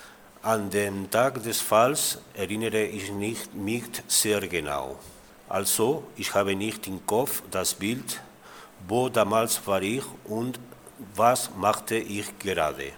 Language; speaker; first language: German; non-native, fluent; Spanish